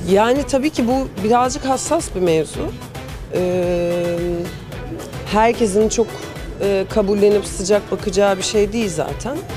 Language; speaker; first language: Turkish; native; Turkish